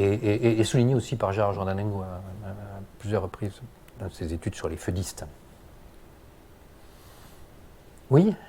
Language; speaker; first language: French; native; French